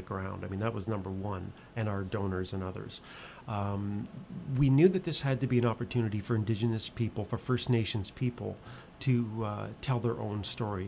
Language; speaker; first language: English; native; English